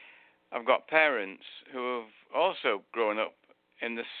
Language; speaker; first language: English; native; English